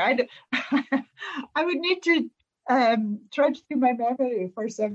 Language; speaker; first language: English; native; English